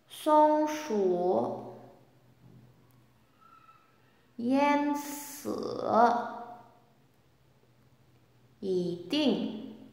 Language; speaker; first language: Chinese; non-native, fluent; Indonesian